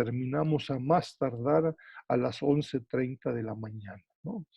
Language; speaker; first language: Spanish; native; Spanish